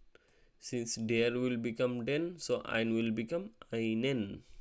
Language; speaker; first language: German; non-native, learner; Hindi